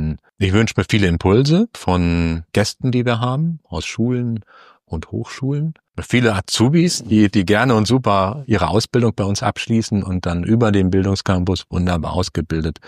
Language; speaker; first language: German; native; German